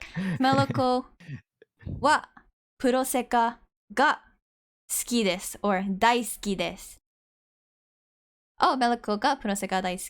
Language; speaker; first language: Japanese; non-native, learner; English